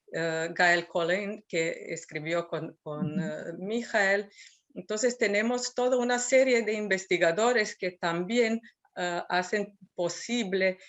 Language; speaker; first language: Spanish; non-native, fluent; Serbian